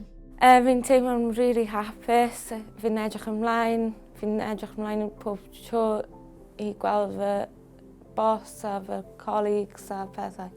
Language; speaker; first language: Welsh; non-native, local second language; English